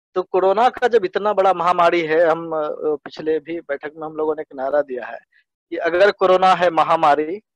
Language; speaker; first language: Hindi; native; Hindi